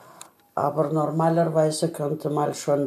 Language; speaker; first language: German; non-native, learner; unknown